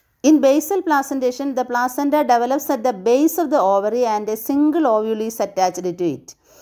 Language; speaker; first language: English; non-native, local second language; Malayalam